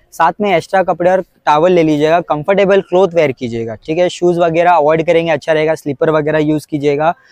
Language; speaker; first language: Hindi; non-native, local second language; Konkani